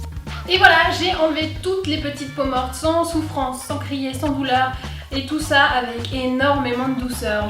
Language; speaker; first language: French; native; French